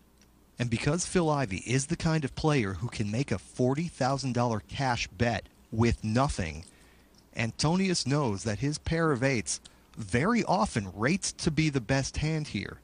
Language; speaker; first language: English; native; English